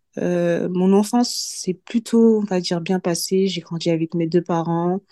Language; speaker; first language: French; early bilingual, other home language; Mandingo